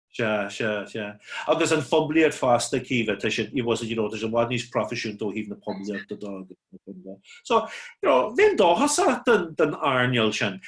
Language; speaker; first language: Irish; native; Irish